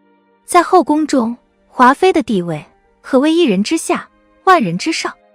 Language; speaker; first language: Chinese; native; Chinese